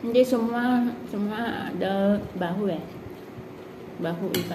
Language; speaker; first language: Indonesian; non-native, learner; Filipino